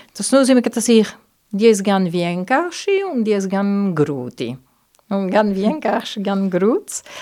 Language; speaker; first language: Latvian; non-native, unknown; Italian